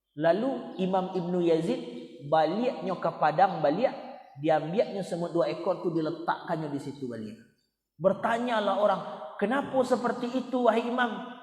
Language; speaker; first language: Malay; non-native, local second language; Minangkabau